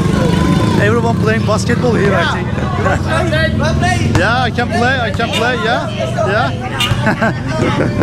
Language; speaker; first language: English; non-native, learner; Turkish